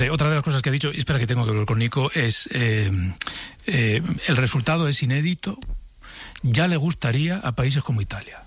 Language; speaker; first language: Spanish; native; Spanish